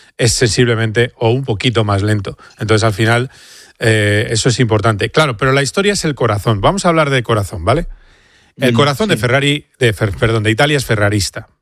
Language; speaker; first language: Spanish; native; Spanish